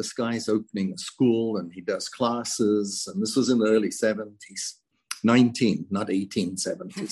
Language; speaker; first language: English; native; English